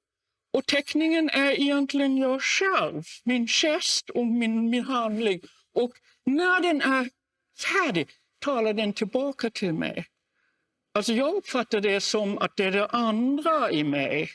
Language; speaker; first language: Swedish; non-native, fluent; German